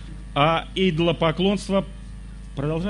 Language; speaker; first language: Russian; native; Russian